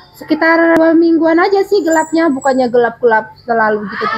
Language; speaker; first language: Indonesian; non-native, local second language; Javanese